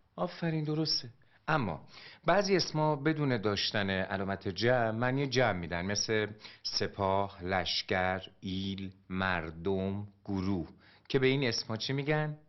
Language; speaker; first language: Persian; native; Persian